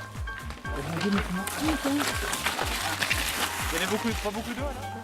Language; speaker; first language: French; native; French